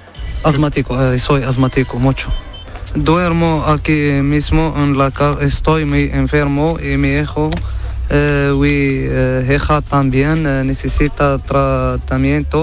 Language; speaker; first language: Spanish; non-native, learner; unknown